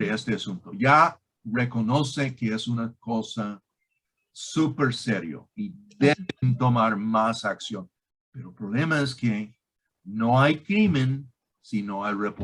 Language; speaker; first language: Spanish; non-native, fluent; English